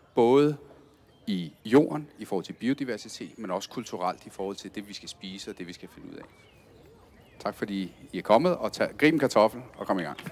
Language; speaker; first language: Danish; early bilingual, other home language; Italian